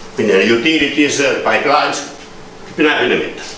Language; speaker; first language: Italian; native; Italian